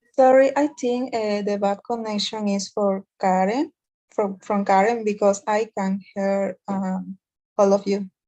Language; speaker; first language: English; non-native, learner; Spanish